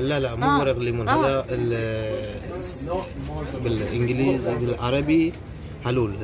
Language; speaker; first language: Arabic; non-native, learner; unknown